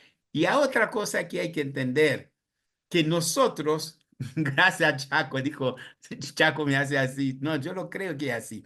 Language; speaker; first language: Spanish; non-native, fluent; Haitian Creole